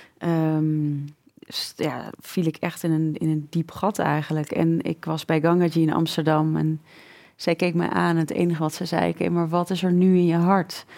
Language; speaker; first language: Dutch; native; Dutch